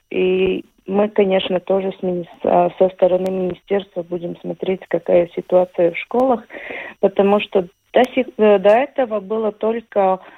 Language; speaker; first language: Russian; non-native, local second language; Latvian